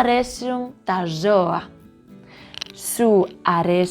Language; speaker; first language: Greek; non-native, learner; Spanish